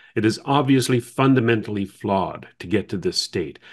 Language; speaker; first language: English; native; English